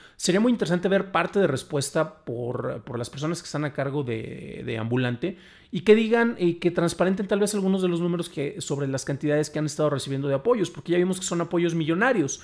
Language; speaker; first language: Spanish; native; Spanish